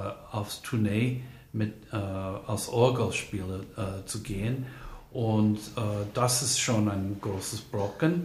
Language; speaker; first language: German; non-native, fluent; English